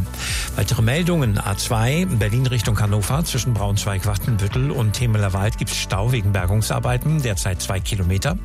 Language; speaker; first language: German; native; German